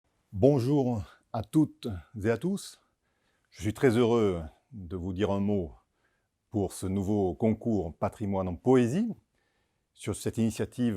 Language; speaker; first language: French; native; French